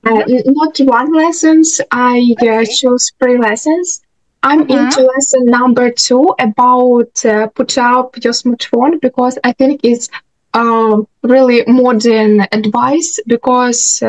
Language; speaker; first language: English; non-native, learner; Russian